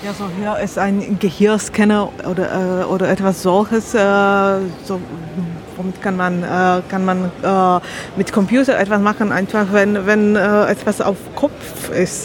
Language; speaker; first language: German; non-native, learner; Slovak